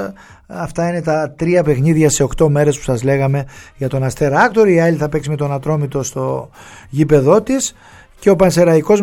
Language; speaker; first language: Greek; native; Greek